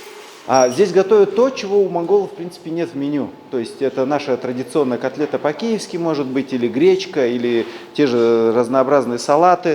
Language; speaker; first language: Russian; native; Russian